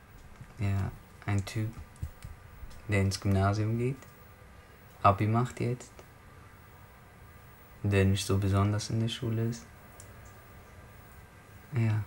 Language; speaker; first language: German; early bilingual, other home language; Turkish